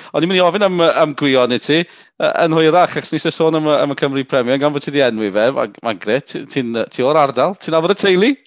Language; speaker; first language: Welsh; native; Welsh